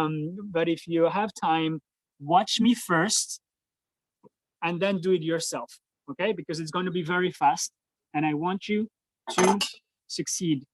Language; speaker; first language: English; non-native, fluent; French